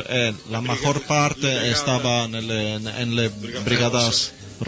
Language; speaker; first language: Spanish; non-native, learner; Italian